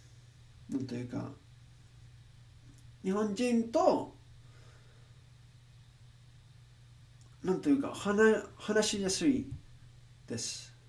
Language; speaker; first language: Japanese; non-native, learner; English